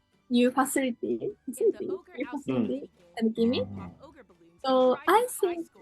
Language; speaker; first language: English; non-native, learner; Japanese